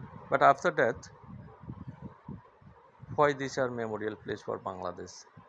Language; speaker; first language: English; non-native, local second language; Bangla